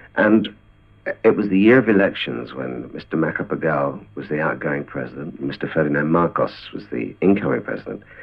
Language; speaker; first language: English; native; English